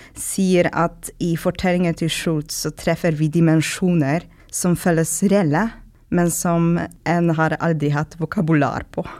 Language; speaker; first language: Norwegian; non-native, fluent; Polish